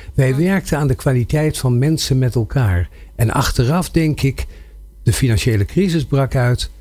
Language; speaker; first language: Dutch; native; Dutch